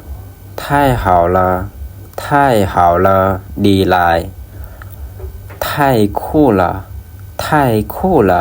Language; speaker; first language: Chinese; non-native, fluent; Lao